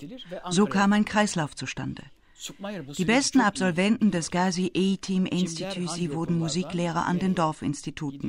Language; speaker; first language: German; native; German